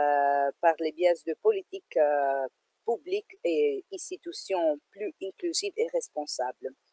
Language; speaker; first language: French; non-native, fluent; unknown